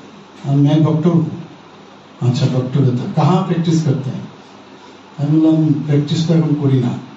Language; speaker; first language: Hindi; non-native, local second language; Bangla